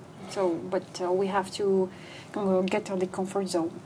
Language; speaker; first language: English; non-native, fluent; Arabic